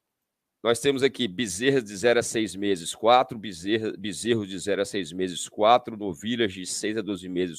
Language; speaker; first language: Portuguese; native; Portuguese